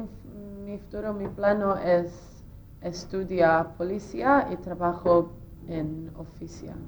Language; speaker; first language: Spanish; non-native, learner; English